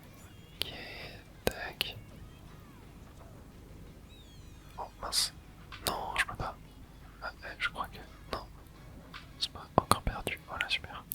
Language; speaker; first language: French; native; French